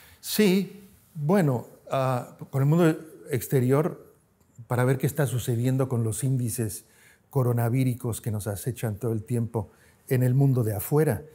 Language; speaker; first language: Spanish; native; Spanish